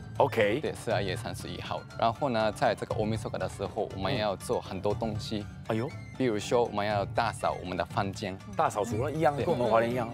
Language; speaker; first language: Chinese; non-native, fluent; Japanese